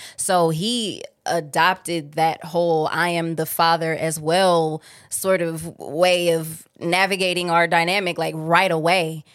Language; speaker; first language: English; native; English